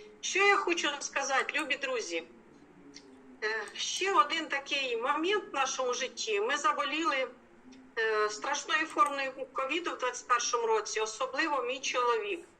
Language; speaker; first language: Ukrainian; native; Ukrainian